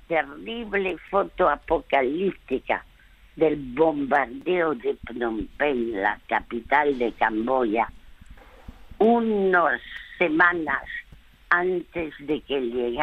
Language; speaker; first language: Spanish; early bilingual, other home language; French